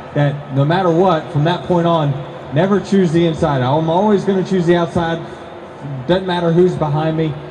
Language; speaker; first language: English; native; English